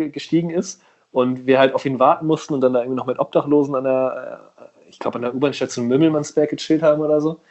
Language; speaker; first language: German; native; German